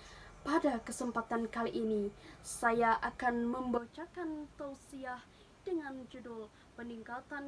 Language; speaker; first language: Indonesian; native; Indonesian